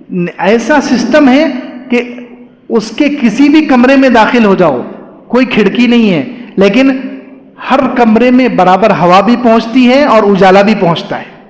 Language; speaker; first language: Urdu; native; Urdu